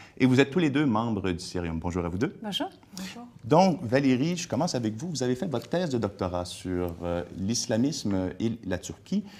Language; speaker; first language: French; native; French